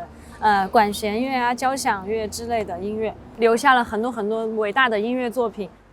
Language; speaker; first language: Chinese; native; Chinese